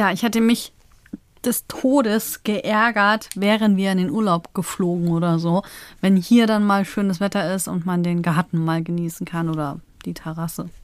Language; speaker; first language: German; native; German